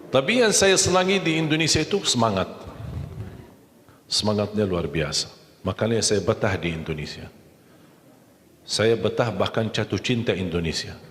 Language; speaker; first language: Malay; non-native, fluent; Arabic